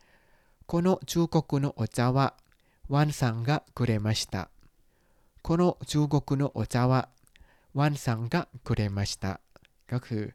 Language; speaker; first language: Japanese; non-native, fluent; Thai